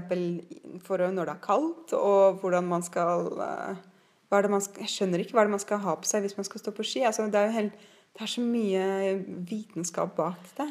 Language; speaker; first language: Norwegian; non-native, fluent; Russian